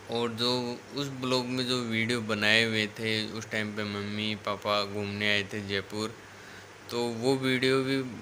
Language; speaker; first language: Hindi; native; Hindi